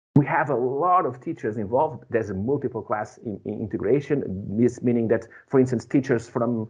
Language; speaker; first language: English; non-native, fluent; Portuguese